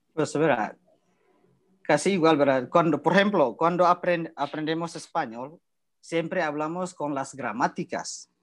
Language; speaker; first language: Spanish; non-native, learner; Indonesian